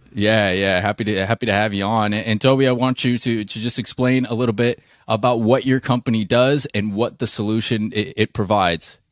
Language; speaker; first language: English; native; English